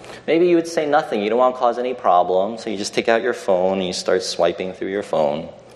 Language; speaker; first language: English; early bilingual, other home language; Chinese